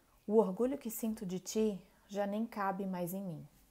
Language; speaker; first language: Portuguese; native; Portuguese